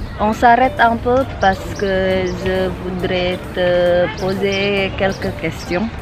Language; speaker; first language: French; non-native, fluent; Sundanese